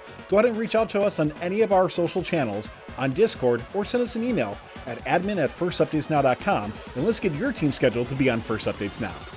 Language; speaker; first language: English; native; English